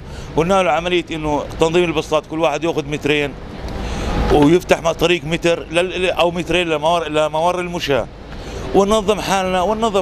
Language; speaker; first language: Arabic; native; Arabic